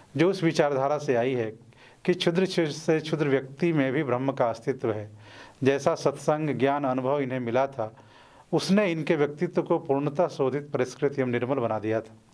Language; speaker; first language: Hindi; native; Hindi